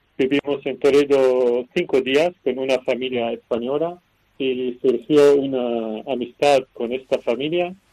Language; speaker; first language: Spanish; non-native, learner; Arabic